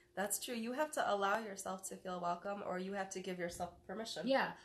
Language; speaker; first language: English; non-native, fluent; Arabic